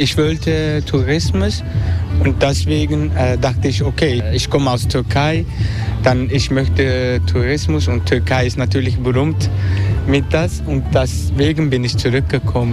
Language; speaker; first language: German; non-native, learner; Dutch